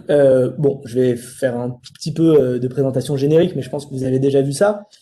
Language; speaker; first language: French; native; French